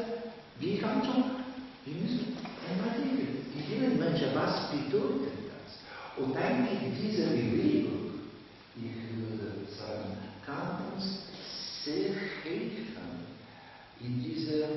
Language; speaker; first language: German; non-native, learner; Russian